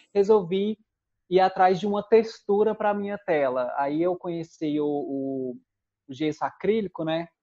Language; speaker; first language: Portuguese; native; Portuguese